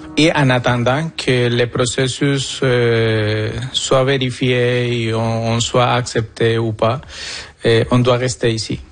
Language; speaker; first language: French; non-native, fluent; Spanish